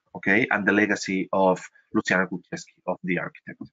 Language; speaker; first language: English; non-native, fluent; Spanish